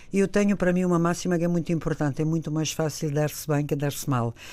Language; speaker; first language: Portuguese; non-native, fluent; Italian